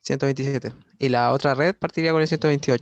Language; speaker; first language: Spanish; native; Spanish